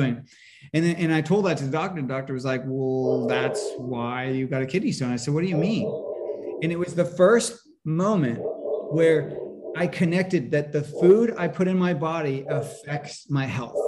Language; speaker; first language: English; native; English